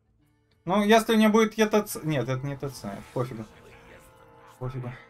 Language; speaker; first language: Russian; native; Russian